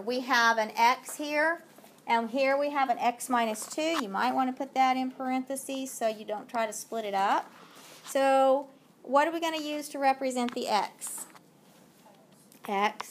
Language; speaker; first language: English; native; English